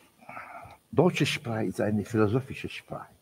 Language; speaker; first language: German; non-native, learner; Turkish